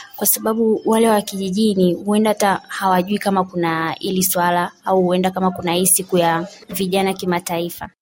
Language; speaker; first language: Swahili; native; Swahili